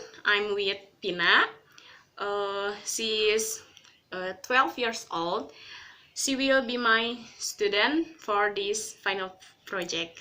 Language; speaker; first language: English; non-native, learner; Indonesian